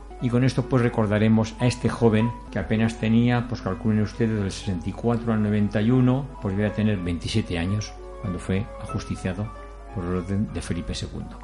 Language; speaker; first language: Spanish; native; Spanish